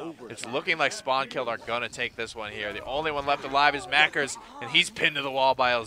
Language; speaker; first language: English; native; English